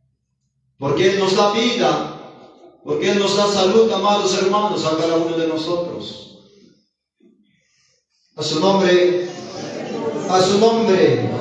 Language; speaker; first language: Spanish; non-native, local second language; Quechua